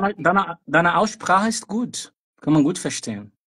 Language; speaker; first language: German; non-native, fluent; Portuguese